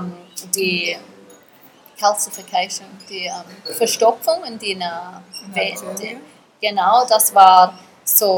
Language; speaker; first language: German; early bilingual, heritage; German